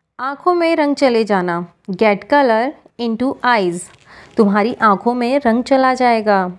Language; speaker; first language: Hindi; native; Hindi